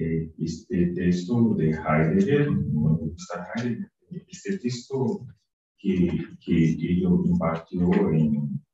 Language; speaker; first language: Spanish; non-native, fluent; Portuguese